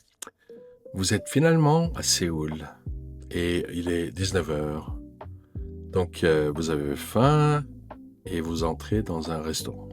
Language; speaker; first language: French; non-native, fluent; Korean